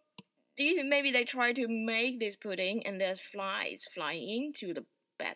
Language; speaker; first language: English; non-native, fluent; Chinese